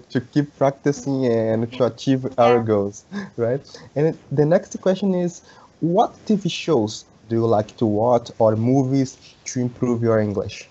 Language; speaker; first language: English; non-native, learner; Portuguese